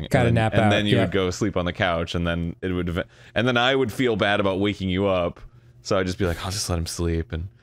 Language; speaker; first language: English; native; English